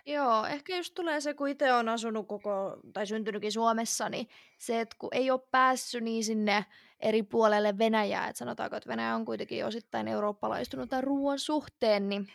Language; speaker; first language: Finnish; early bilingual, other home language; Russian